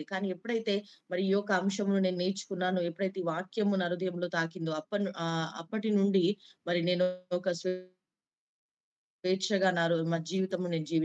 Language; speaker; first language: Telugu; native; Telugu